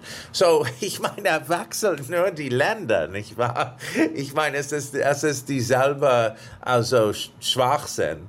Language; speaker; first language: German; non-native, fluent; English